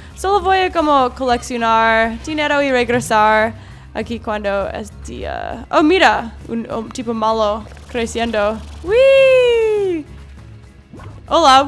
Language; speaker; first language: Spanish; non-native, learner; English